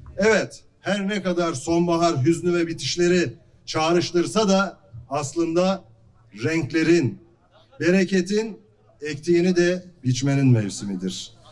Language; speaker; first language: Turkish; native; Turkish